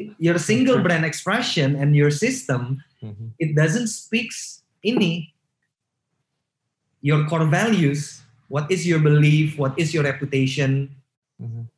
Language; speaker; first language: English; non-native, local second language; Indonesian